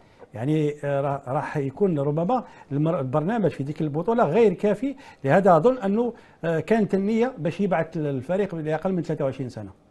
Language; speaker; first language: Arabic; native; Arabic